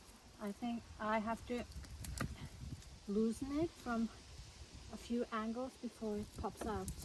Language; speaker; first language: English; non-native, fluent; Norwegian